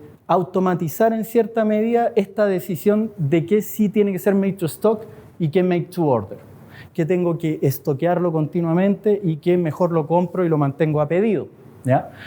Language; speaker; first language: Spanish; native; Spanish